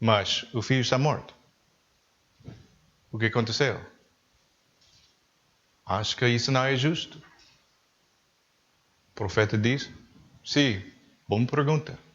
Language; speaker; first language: Portuguese; non-native, learner; English